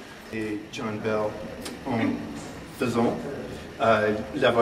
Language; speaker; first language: French; non-native, fluent; English